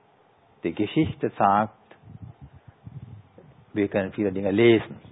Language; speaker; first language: German; non-native, fluent; Sinhala